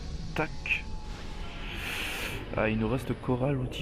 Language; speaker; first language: French; native; French